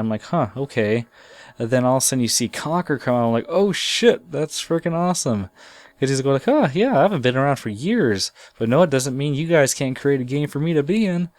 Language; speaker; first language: English; native; English